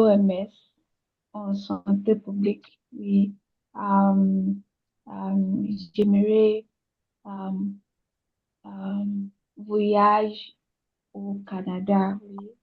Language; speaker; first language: French; non-native, learner; Yoruba